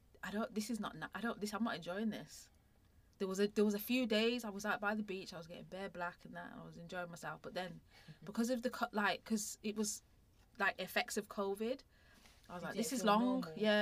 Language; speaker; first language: English; native; English